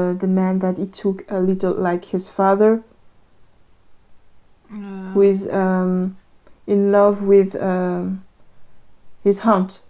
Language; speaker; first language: English; non-native, fluent; French